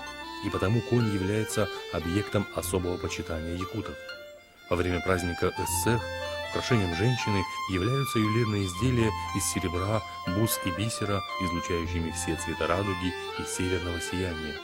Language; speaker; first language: Russian; native; Russian